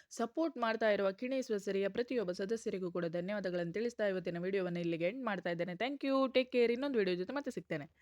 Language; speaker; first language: Kannada; non-native, local second language; Konkani